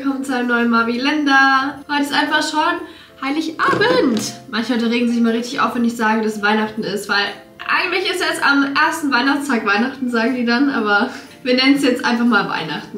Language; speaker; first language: German; native; German